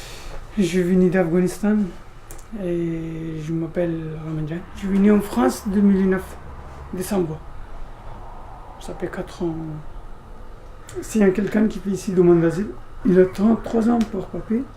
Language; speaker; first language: French; non-native, learner; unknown